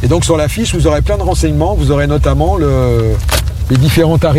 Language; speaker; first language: French; native; French